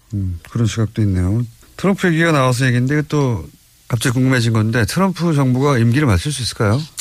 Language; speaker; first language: Korean; native; Korean